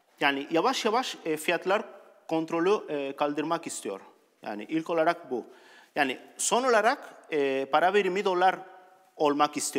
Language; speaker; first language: Turkish; non-native, learner; Spanish